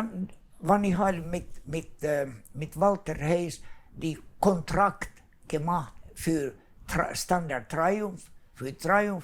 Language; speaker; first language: German; non-native, fluent; Finnish